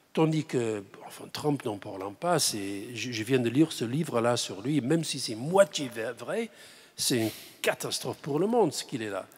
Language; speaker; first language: French; non-native, fluent; English